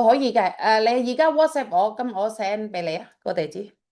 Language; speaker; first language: Cantonese; non-native, fluent; Indonesian